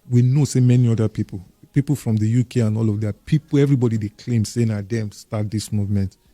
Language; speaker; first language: Nigerian Pidgin; non-native, local second language; Yoruba